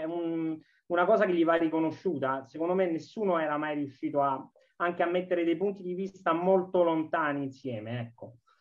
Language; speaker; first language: Italian; native; Italian